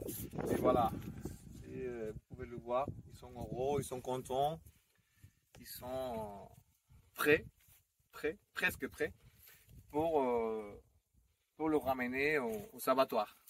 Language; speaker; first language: French; non-native, fluent; Spanish